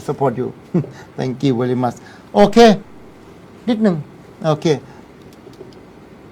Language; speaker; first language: English; non-native, learner; Thai